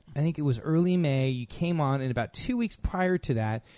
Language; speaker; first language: English; native; English